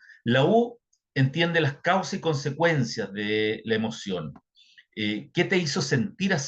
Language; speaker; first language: Spanish; native; Spanish